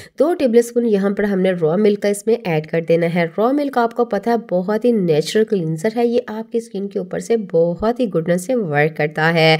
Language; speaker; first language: Hindi; native; Hindi